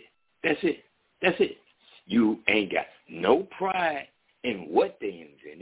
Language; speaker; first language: English; native; English